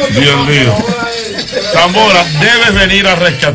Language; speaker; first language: Spanish; native; Spanish